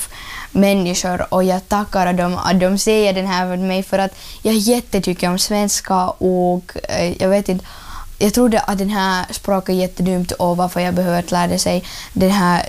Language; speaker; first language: Swedish; non-native, learner; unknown